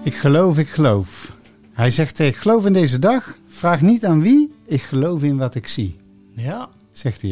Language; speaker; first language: Dutch; native; Dutch